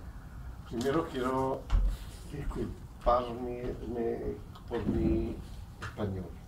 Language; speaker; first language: Spanish; non-native, fluent; Hebrew